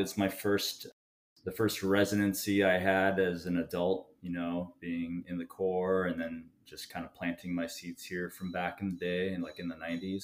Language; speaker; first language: English; native; English